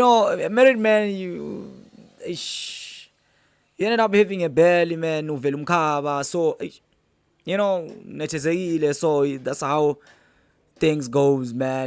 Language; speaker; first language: English; non-native, local second language; Zulu